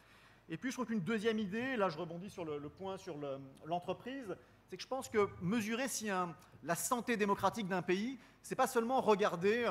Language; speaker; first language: French; native; French